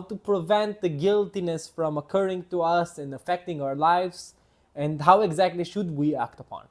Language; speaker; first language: English; non-native, fluent; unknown